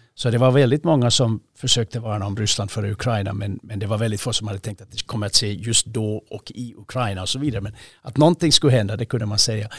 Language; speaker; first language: Swedish; native; Swedish